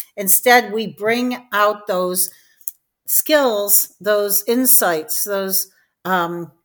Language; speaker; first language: English; native; English